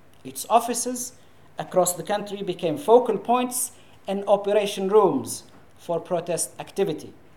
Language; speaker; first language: English; non-native, fluent; Arabic